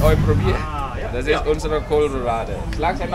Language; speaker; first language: German; non-native, fluent; Balinese